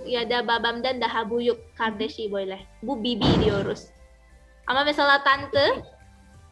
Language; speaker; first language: Turkish; non-native, fluent; Indonesian